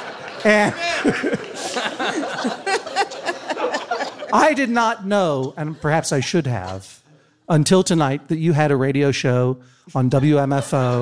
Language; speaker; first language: English; native; English